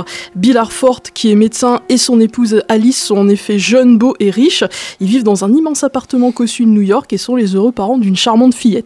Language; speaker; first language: French; native; French